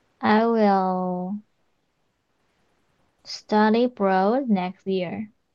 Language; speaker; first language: English; non-native, learner; Chinese